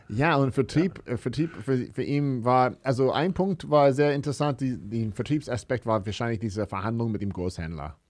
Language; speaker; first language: German; non-native, fluent; English